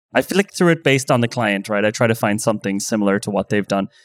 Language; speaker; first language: English; native; English